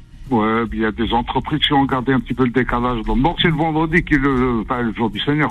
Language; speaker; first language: French; non-native, local second language; Arabic